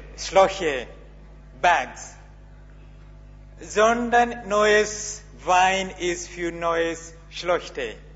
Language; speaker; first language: German; non-native, learner; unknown